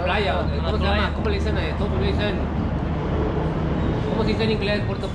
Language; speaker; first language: Spanish; native; Spanish